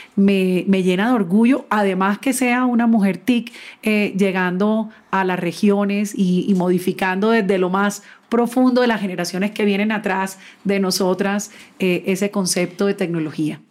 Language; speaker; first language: Spanish; native; Spanish